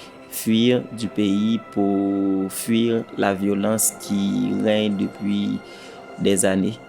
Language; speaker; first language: French; non-native, local second language; Haitian Creole